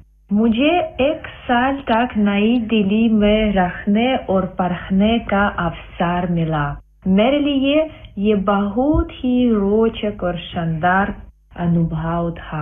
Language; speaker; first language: Hindi; non-native, fluent; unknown